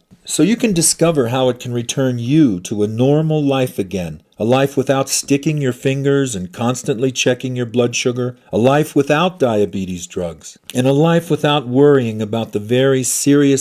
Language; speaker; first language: English; native; English